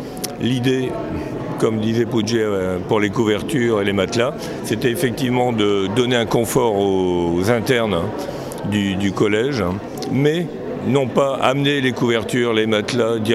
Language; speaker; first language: French; native; French